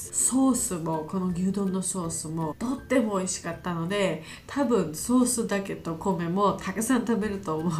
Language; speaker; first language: Japanese; non-native, learner; Georgian